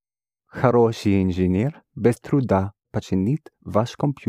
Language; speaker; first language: Russian; non-native, learner; English